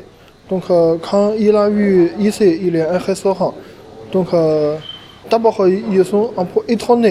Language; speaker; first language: French; non-native, learner; Chinese